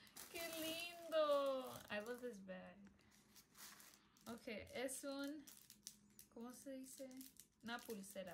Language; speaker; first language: Spanish; early bilingual, other home language; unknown